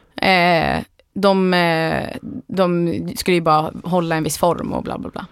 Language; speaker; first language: Swedish; native; Swedish